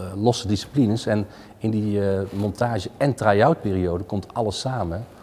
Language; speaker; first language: Dutch; native; Dutch